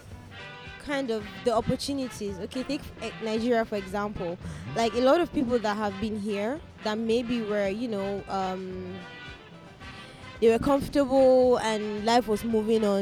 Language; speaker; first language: English; non-native, local second language; Hausa